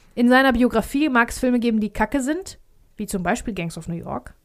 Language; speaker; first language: German; early bilingual, heritage; Greek